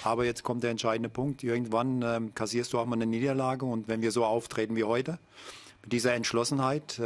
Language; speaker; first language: German; native; German